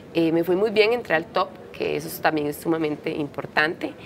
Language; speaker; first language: Spanish; native; Spanish